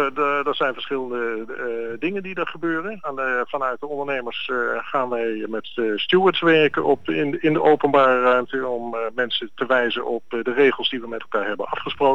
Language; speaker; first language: Dutch; native; Dutch